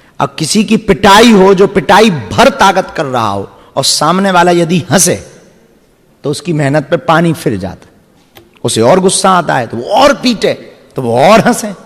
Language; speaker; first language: Hindi; native; Hindi